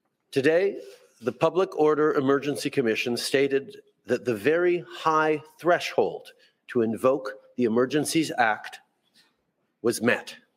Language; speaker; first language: English; early bilingual, other home language; French